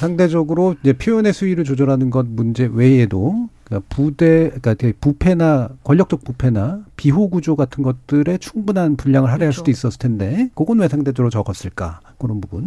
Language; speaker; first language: Korean; native; Korean